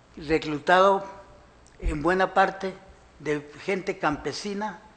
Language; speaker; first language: Spanish; native; Spanish